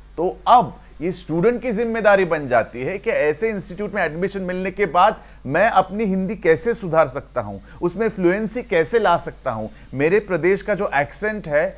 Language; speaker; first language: Hindi; non-native, local second language; Marathi